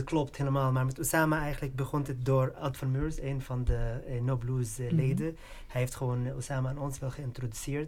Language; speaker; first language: Dutch; non-native, fluent; Arabic